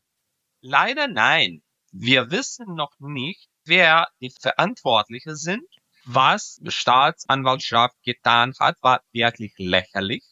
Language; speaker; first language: German; non-native, fluent; Serbian